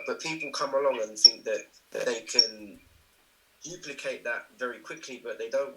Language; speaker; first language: English; native; English